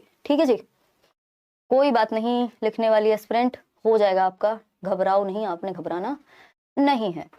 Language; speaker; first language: Hindi; native; Hindi